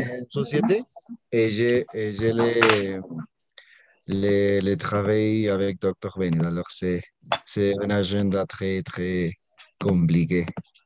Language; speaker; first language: French; non-native, learner; Spanish